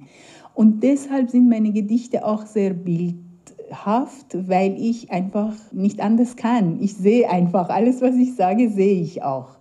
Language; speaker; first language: German; non-native, fluent; Persian